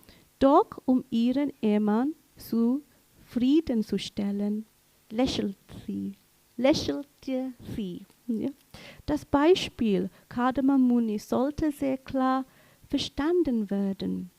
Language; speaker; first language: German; non-native, learner; English